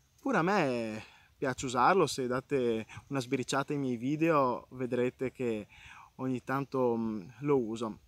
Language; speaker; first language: Italian; native; Italian